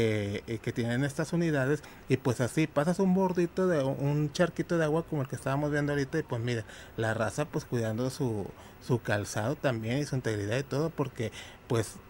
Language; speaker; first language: Spanish; native; Spanish